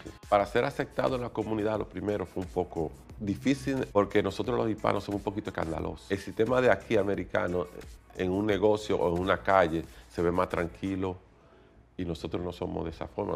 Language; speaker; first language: Spanish; native; Spanish